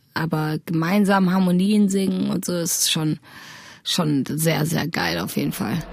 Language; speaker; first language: German; non-native, fluent; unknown